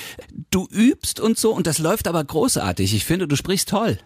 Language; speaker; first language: German; native; German